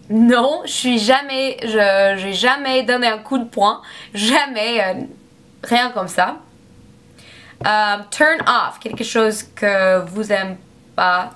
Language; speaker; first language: French; non-native, learner; English